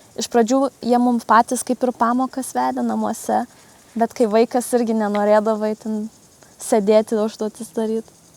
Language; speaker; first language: Lithuanian; early bilingual, heritage; Lithuanian